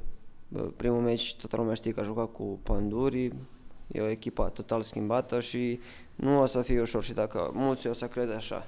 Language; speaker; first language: Romanian; non-native, fluent; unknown